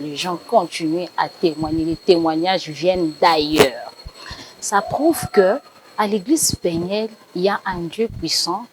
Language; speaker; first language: French; non-native, local second language; Lingala